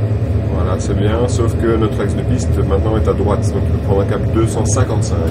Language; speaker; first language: French; native; French